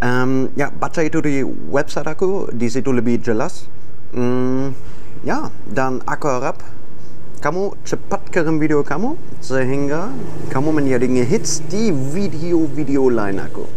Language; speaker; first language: Indonesian; non-native, fluent; German